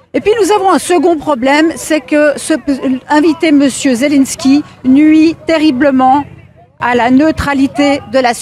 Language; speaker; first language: French; native; French